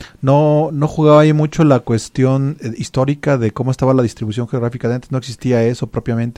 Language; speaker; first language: Spanish; native; Spanish